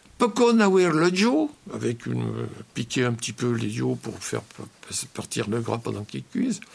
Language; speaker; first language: French; native; French